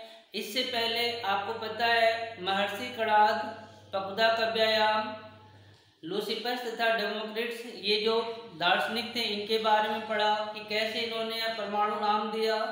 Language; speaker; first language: Hindi; native; Hindi